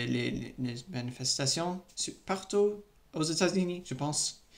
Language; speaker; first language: French; non-native, learner; English